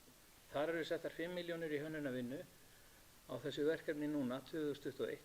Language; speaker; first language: Icelandic; native; Icelandic